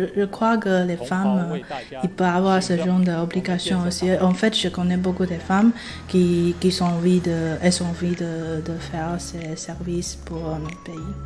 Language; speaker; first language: French; non-native, fluent; Chinese